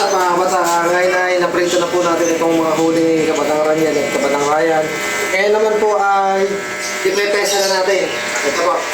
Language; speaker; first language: Filipino; native; Filipino